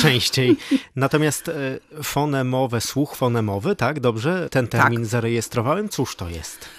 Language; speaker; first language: Polish; native; Polish